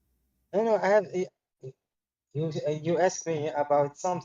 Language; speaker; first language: English; non-native, fluent; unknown